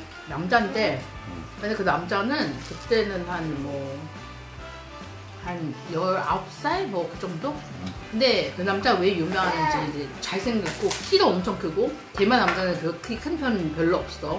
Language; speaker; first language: Korean; non-native, fluent; Chinese